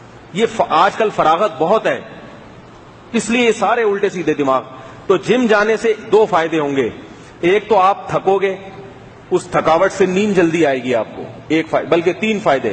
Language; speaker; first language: Urdu; native; Urdu